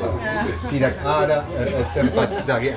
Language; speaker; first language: Indonesian; non-native, learner; German